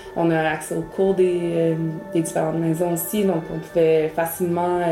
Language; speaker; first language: French; early bilingual, other home language; Spanish